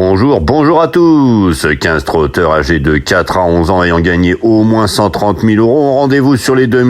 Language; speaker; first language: French; native; French